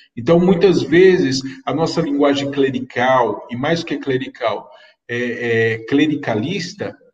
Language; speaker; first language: Portuguese; native; Portuguese